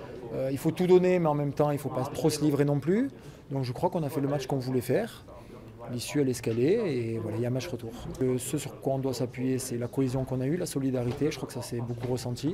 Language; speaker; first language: French; native; French